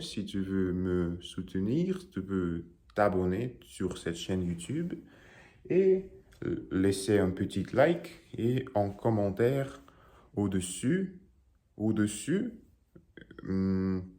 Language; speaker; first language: French; non-native, learner; Russian